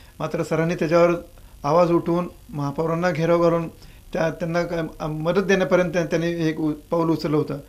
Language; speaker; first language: Marathi; native; Marathi